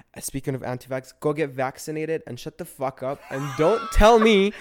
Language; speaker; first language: English; non-native, fluent; Arabic